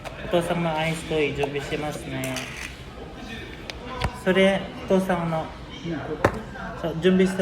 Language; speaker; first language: Japanese; non-native, learner; Filipino